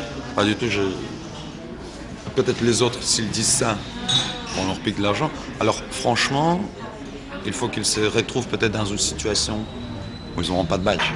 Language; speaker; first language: French; non-native, fluent; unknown